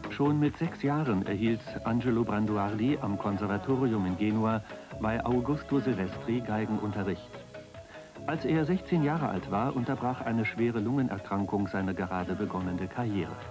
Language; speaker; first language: German; native; German